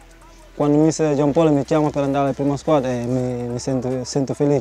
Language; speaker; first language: Italian; non-native, learner; Portuguese